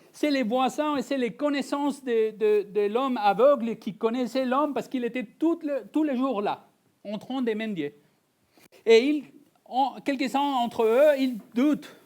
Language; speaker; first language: French; non-native, fluent; Spanish